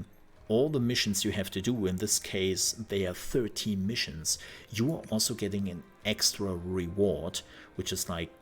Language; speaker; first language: English; non-native, fluent; German